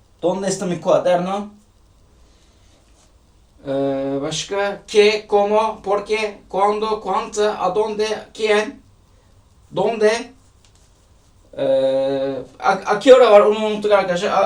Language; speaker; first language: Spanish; non-native, learner; Turkish